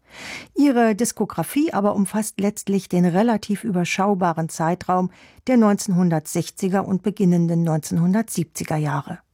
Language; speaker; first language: German; native; German